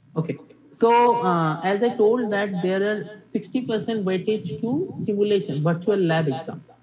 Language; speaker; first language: English; non-native, local second language; Bangla